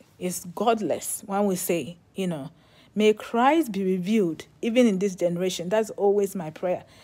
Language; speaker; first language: English; non-native, local second language; Akan